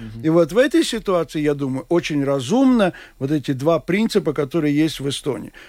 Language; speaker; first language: Russian; non-native, local second language; Latvian